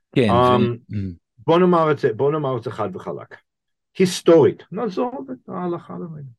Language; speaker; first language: Hebrew; non-native, fluent; English